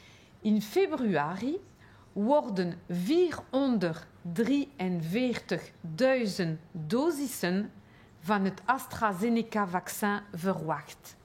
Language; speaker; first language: Dutch; non-native, local second language; French